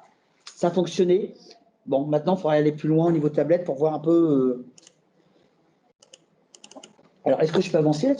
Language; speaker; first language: French; native; French